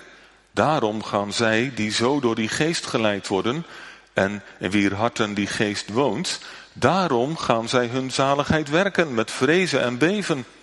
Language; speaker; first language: Dutch; native; Dutch